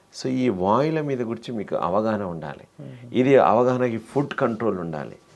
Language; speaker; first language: Telugu; native; Telugu